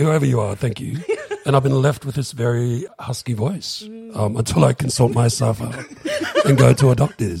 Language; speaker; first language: English; native; English